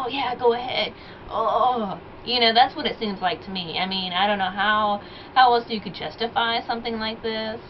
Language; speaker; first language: English; native; English